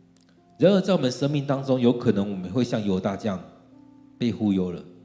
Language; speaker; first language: Chinese; native; Chinese